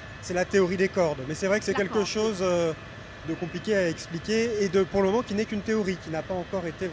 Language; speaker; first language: French; native; French